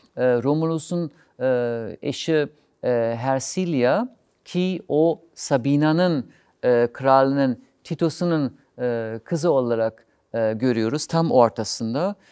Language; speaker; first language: Turkish; non-native, fluent; German